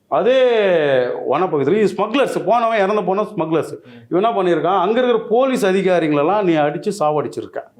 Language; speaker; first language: Tamil; non-native, local second language; Telugu